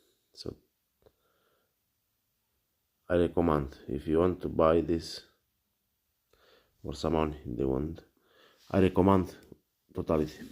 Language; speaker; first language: English; non-native, learner; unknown